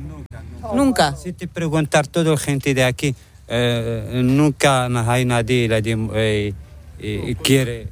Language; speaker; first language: Spanish; non-native, learner; Arabic